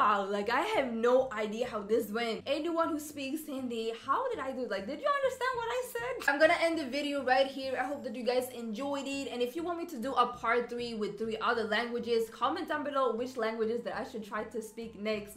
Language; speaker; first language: English; non-native, fluent; Swedish